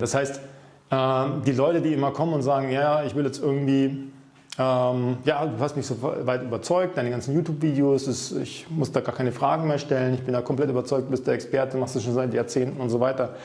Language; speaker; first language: German; native; German